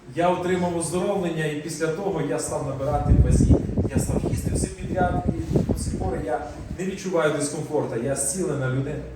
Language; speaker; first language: Ukrainian; non-native, local second language; Russian